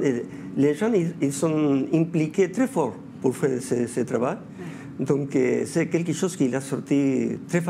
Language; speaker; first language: French; non-native, fluent; Spanish